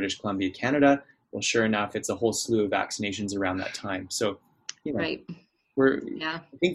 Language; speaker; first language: English; native; English